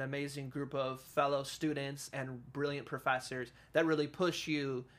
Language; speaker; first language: English; native; English